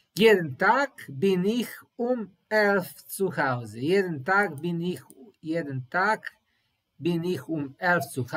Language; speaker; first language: German; non-native, learner; Serbian